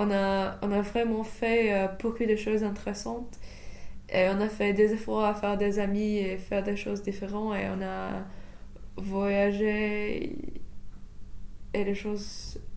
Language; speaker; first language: French; non-native, fluent; English